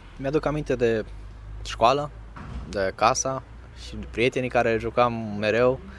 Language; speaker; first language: Romanian; non-native, fluent; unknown